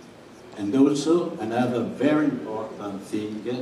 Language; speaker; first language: English; non-native, fluent; Italian